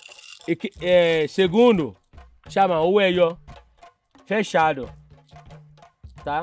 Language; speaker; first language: Portuguese; non-native, learner; Yoruba